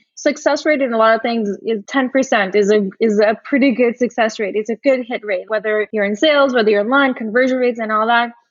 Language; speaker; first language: English; early bilingual, other home language; Portuguese